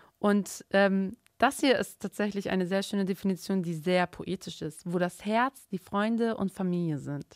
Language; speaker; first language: German; early bilingual, other home language; Turkish